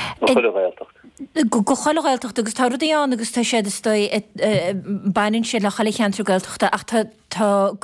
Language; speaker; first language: Irish; native; Irish